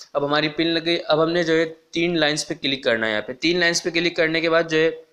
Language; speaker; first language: Urdu; non-native, local second language; Punjabi